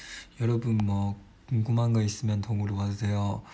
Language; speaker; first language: Korean; non-native, fluent; Chinese